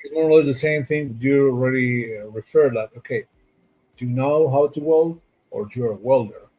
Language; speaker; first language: English; non-native, fluent; Spanish